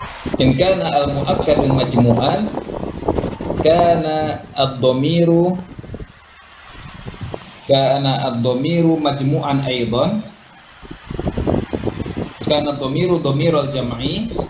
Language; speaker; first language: Arabic; non-native, fluent; Malay